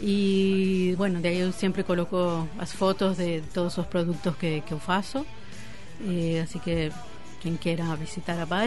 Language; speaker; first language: Portuguese; non-native, fluent; Spanish